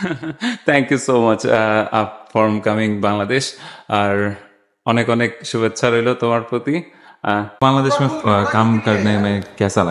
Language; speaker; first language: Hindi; non-native, learner; Bangla